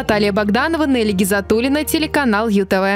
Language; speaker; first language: Russian; native; Russian